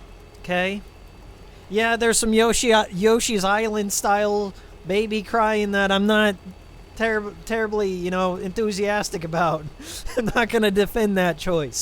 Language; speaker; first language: English; native; English